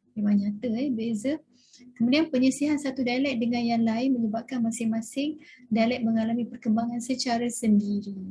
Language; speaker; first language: Malay; native; Malay